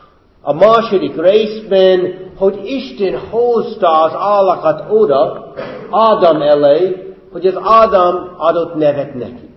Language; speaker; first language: Hungarian; non-native, fluent; English